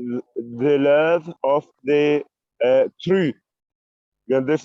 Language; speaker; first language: English; non-native, learner; Italian